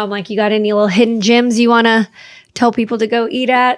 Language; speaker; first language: English; native; English